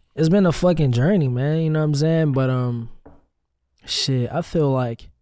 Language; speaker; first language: English; native; English